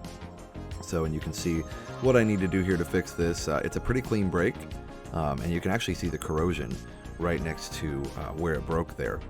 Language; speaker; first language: English; native; English